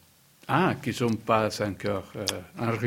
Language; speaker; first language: French; non-native, fluent; Spanish